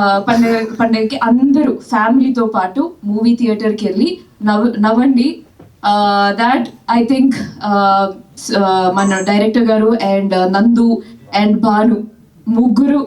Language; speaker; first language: Telugu; non-native, fluent; Malayalam